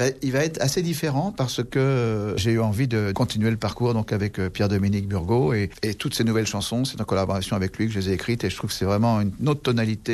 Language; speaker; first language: French; native; French